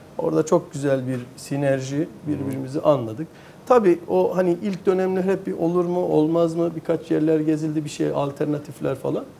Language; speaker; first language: Turkish; early bilingual, heritage; Turkish